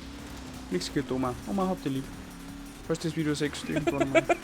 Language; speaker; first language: German; native; German